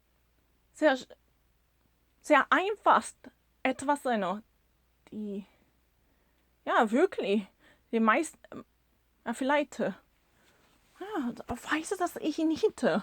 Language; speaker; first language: German; non-native, learner; Korean